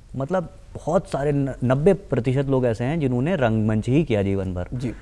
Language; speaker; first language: Hindi; native; Hindi